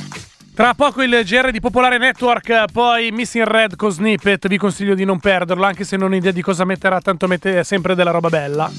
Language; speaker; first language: Italian; native; Italian